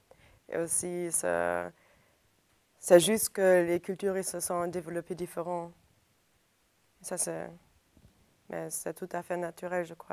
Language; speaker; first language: French; non-native, fluent; German